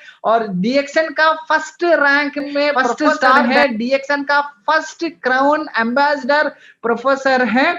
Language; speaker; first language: Hindi; non-native, local second language; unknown